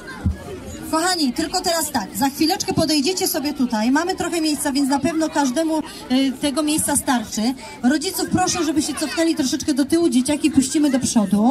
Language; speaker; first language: Polish; native; Polish